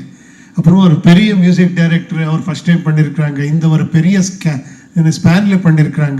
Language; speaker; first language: Tamil; non-native, learner; Kannada